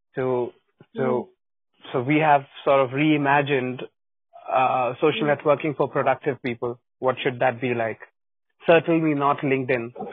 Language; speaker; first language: English; non-native, local second language; Hindi